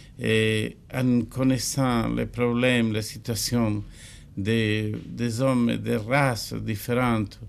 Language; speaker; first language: French; non-native, learner; Spanish